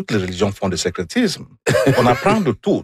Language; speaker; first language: French; non-native, fluent; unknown